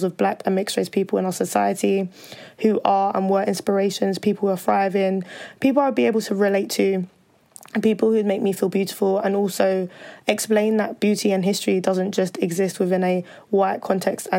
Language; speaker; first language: English; native; English